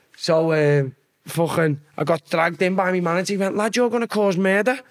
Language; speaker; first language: English; native; English